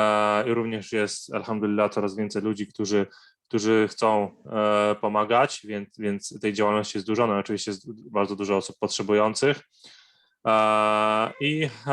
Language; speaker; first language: Polish; non-native, fluent; Arabic